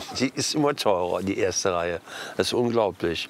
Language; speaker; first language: German; native; German